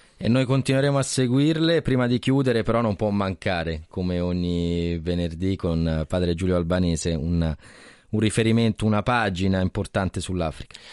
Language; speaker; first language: Italian; native; Italian